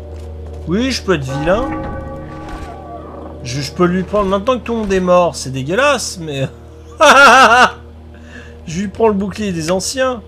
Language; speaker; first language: French; native; French